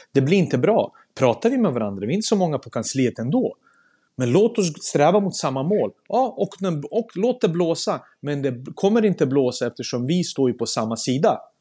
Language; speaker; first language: Swedish; early bilingual, other home language; Serbian